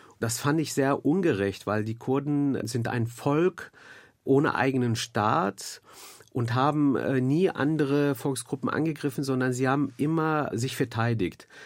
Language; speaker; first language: German; early bilingual, other home language; Turkish